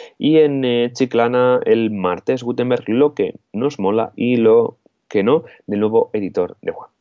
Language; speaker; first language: Spanish; non-native, local second language; Catalan